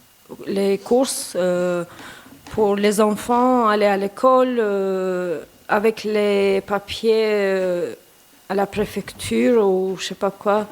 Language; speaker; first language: French; non-native, learner; Albanian